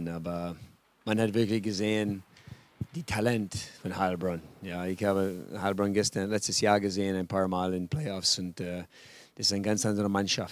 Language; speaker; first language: German; non-native, fluent; English